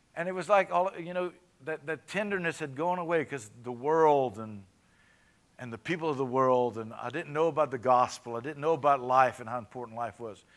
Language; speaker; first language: English; native; English